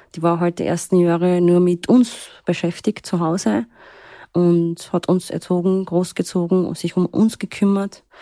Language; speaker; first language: German; early bilingual, other home language; Turkish